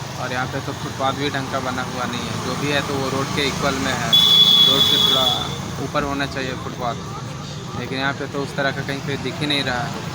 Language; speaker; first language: Hindi; native; Hindi